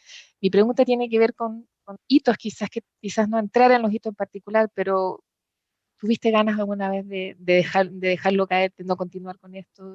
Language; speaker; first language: Spanish; native; Spanish